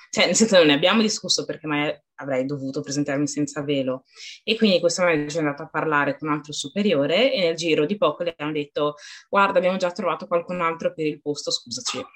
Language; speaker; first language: Italian; early bilingual, other home language; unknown